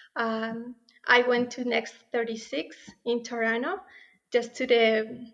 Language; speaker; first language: English; non-native, fluent; Spanish